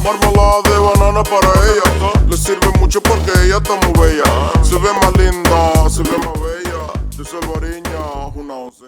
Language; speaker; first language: Spanish; native; Spanish